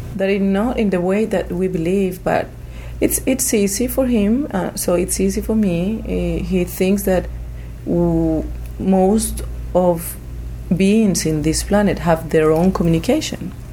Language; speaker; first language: English; non-native, fluent; Spanish